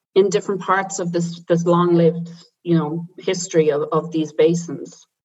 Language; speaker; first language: English; native; English